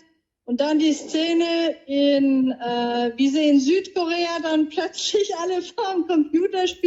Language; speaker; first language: German; native; German